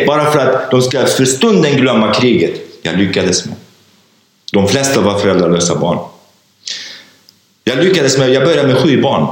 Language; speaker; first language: Swedish; non-native, fluent; Kurdish